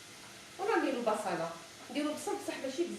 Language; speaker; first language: Arabic; native; Arabic